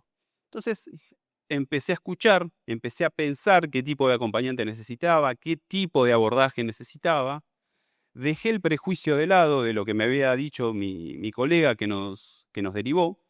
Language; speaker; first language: Spanish; native; Spanish